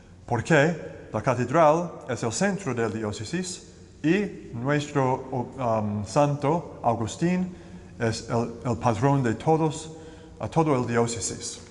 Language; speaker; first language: Spanish; non-native, learner; English